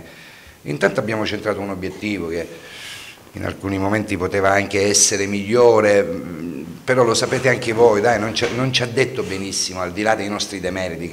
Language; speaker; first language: Italian; native; Italian